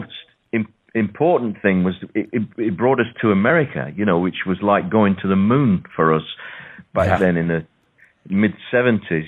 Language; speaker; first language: English; native; English